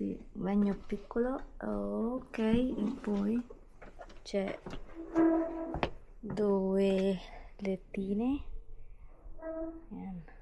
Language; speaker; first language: Italian; non-native, learner; Filipino